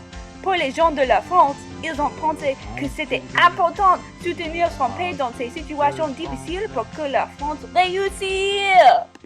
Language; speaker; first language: French; non-native, learner; English